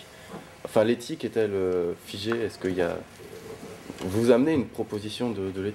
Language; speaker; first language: French; native; French